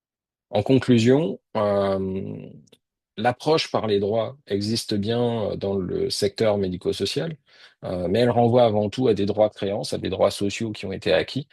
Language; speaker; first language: French; native; French